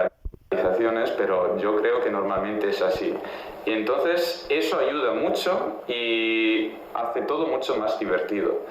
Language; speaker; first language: Spanish; non-native, fluent; Italian